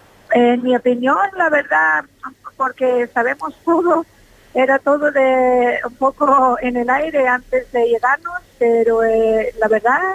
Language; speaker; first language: Spanish; non-native, fluent; English